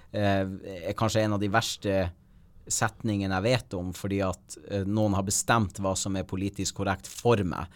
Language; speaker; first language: Norwegian; native; Norwegian